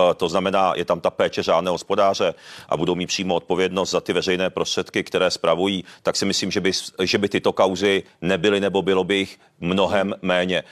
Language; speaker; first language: Czech; early bilingual, other home language; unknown